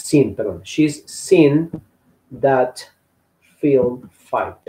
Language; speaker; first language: English; non-native, fluent; Spanish